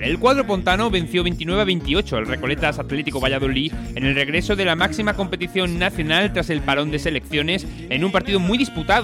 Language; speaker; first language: Spanish; native; Spanish